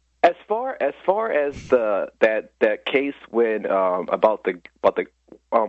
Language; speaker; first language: English; native; English